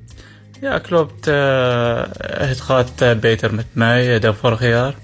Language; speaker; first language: Dutch; non-native, learner; Arabic